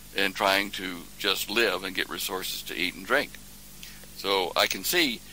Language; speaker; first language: English; native; English